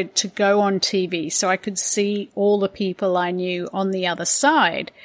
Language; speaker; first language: English; native; English